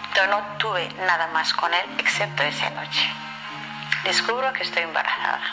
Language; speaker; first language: Spanish; non-native, fluent; Somali